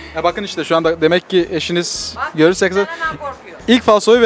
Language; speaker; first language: Turkish; native; Turkish